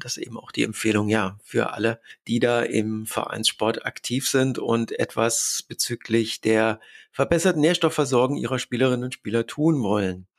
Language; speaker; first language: German; native; German